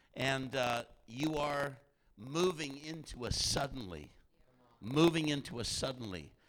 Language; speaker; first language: English; native; English